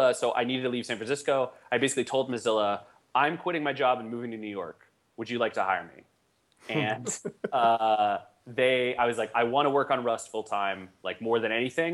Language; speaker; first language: English; native; English